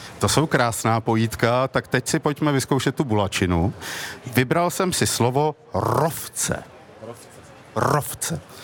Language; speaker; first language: Czech; native; Czech